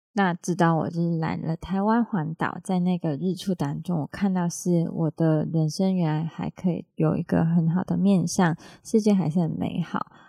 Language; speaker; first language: Chinese; non-native, local second language; Cantonese